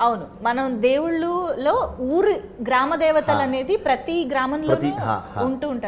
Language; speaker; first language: Telugu; native; Telugu